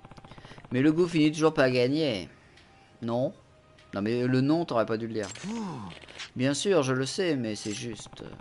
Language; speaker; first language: French; native; French